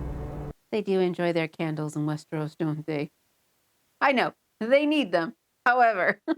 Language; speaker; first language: English; native; English